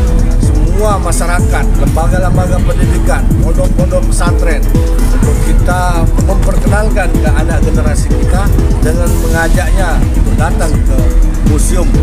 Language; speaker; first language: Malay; non-native, local second language; Sasak